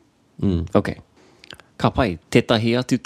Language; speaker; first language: Māori; non-native, local second language; English